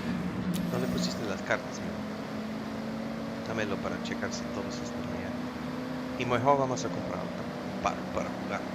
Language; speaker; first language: Spanish; non-native, learner; English